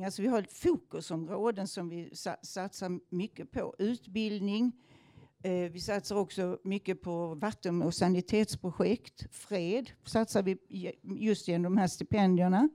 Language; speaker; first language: Swedish; native; Swedish